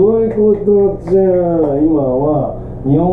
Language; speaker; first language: Japanese; native; Japanese